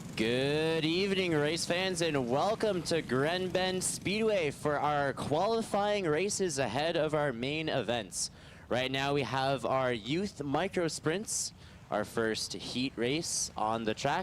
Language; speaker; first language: English; native; English